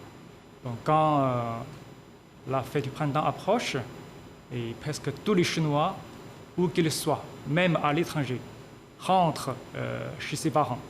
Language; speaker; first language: French; non-native, fluent; Chinese